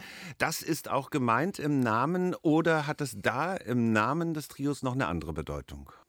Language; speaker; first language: German; native; German